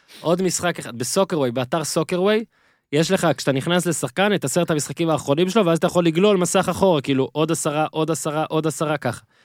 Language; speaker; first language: Hebrew; native; Hebrew